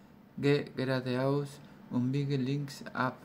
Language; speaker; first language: German; non-native, learner; Spanish